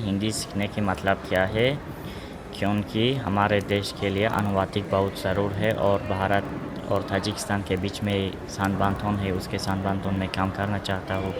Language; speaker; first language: Hindi; non-native, learner; Tajik